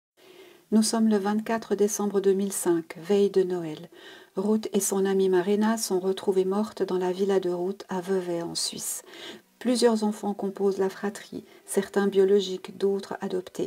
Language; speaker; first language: French; native; French